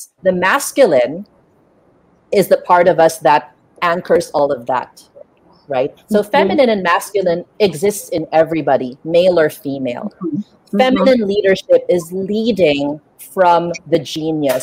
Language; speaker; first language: English; non-native, local second language; Filipino